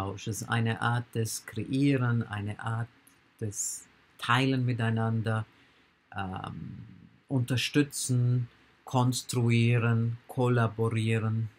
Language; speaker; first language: German; non-native, fluent; English